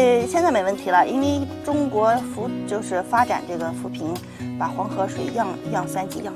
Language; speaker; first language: Chinese; native; Chinese